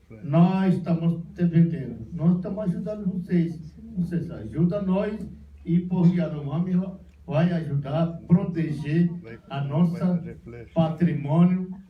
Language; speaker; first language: Portuguese; non-native, local second language; Yanomámi